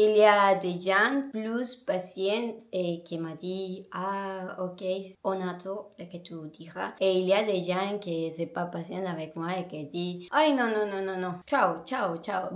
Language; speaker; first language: French; non-native, learner; Spanish